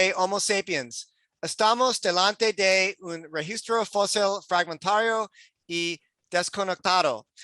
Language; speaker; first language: Spanish; non-native, learner; English